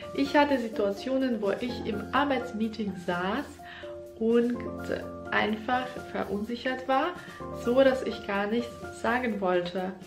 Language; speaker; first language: German; non-native, fluent; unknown